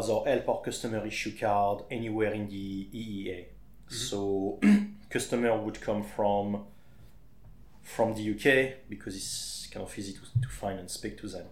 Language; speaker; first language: English; non-native, fluent; French